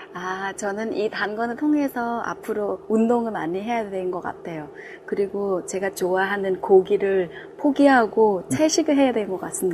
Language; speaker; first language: Korean; non-native, fluent; Vietnamese